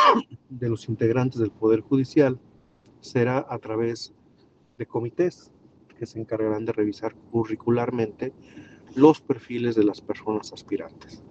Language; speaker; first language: Spanish; native; Spanish